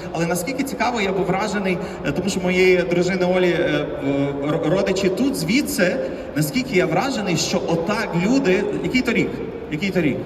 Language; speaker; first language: Ukrainian; native; Ukrainian